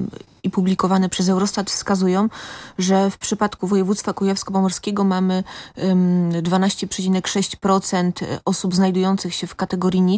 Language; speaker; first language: Polish; native; Polish